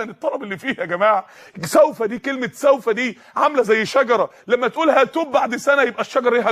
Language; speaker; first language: Arabic; native; Arabic